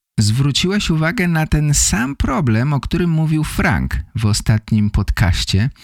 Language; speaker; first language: Polish; native; Polish